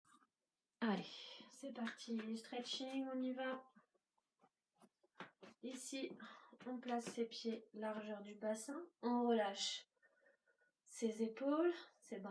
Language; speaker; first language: French; native; French